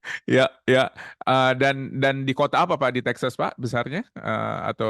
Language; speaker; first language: Indonesian; native; Indonesian